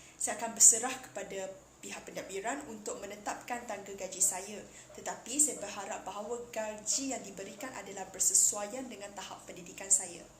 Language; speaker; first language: Malay; non-native, local second language; Chinese